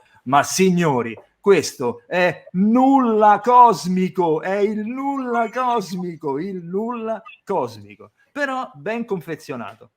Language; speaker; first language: Italian; native; Italian